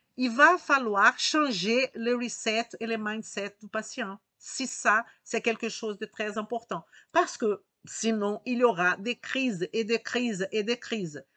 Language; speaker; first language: French; native; French